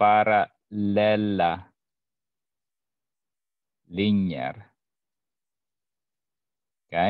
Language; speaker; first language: Swedish; non-native, fluent; Arabic